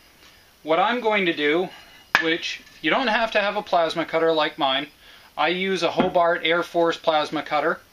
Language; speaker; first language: English; native; English